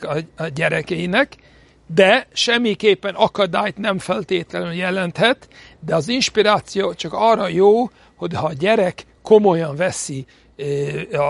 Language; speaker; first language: Hungarian; non-native, fluent; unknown